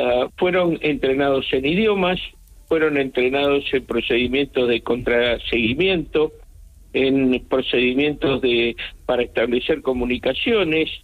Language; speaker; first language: Spanish; native; Spanish